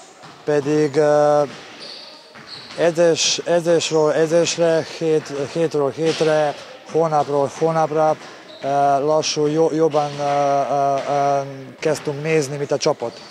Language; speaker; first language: Hungarian; non-native, learner; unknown